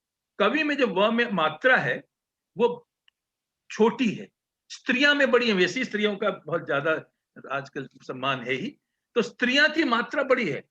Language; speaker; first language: Hindi; native; Hindi